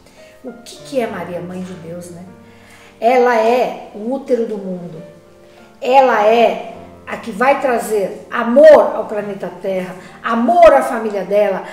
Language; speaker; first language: Portuguese; native; Portuguese